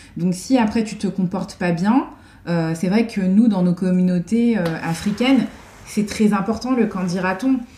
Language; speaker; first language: French; native; French